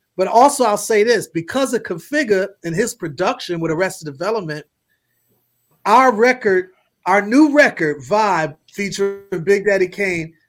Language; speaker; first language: English; native; English